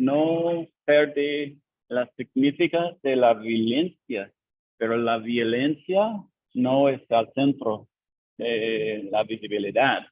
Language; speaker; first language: Spanish; non-native, learner; English